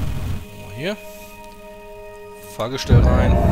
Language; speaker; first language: German; native; German